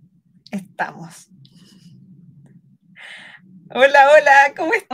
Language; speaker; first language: Spanish; native; Spanish